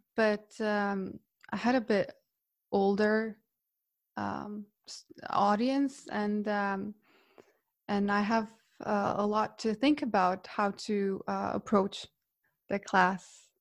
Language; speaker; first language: English; non-native, fluent; Croatian